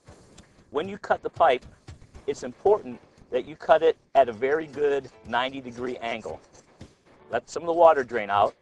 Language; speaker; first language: English; native; English